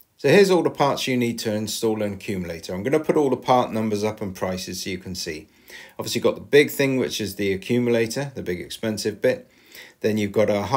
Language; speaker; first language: English; native; English